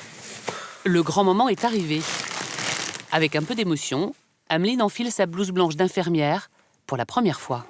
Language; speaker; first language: French; native; French